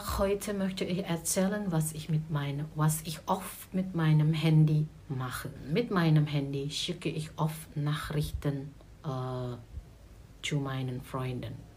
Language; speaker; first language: German; non-native, learner; Indonesian